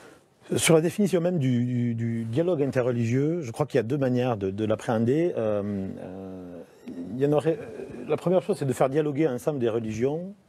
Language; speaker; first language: French; native; French